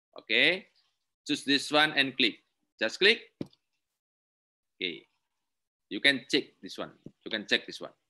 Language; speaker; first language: English; non-native, learner; Indonesian